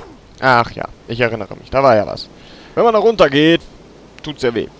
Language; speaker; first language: German; native; German